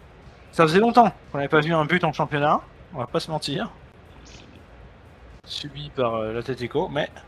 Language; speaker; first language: French; native; French